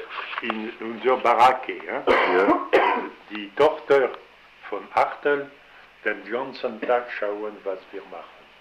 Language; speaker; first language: German; non-native, learner; French